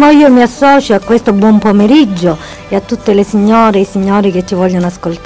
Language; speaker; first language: Italian; native; Italian